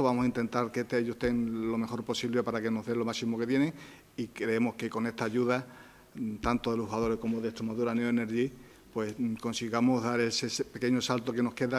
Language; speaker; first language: Spanish; native; Spanish